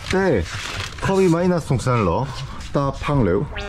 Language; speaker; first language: Thai; non-native, learner; Korean